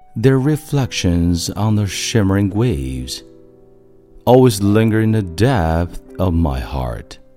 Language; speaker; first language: English; non-native, fluent; Chinese